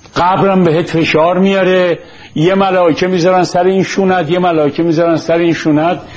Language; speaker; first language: Persian; native; Persian